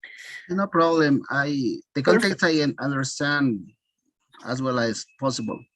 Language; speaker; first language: English; non-native, learner; Spanish